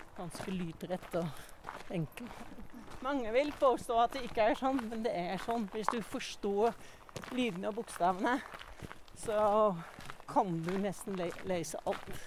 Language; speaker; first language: Norwegian; non-native, fluent; Dutch